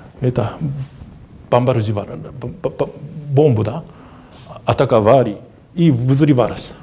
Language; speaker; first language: Russian; non-native, fluent; Japanese